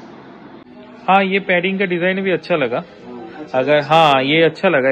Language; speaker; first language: Hindi; non-native, local second language; Bangla